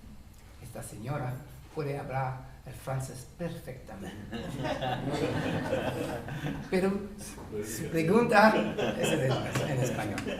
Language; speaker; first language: Spanish; non-native, fluent; French